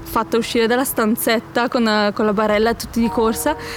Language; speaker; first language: Italian; native; Italian